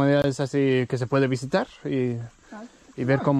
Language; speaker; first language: Spanish; non-native, learner; Danish